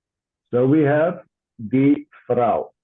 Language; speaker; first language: German; non-native, fluent; English